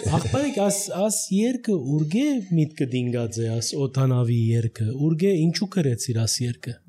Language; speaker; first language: Armenian; early bilingual, heritage; Armenian